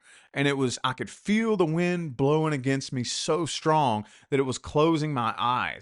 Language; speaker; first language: English; native; English